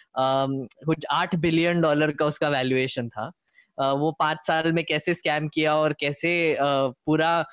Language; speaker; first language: Hindi; non-native, local second language; Marathi